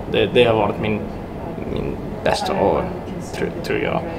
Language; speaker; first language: Swedish; early bilingual, heritage; English